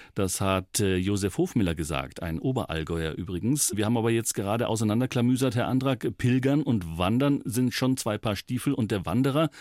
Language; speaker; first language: German; native; German